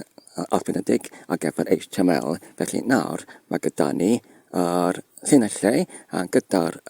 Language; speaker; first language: Welsh; non-native, fluent; English